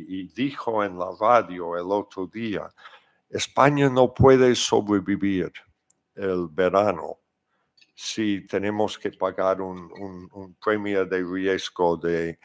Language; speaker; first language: Spanish; non-native, fluent; English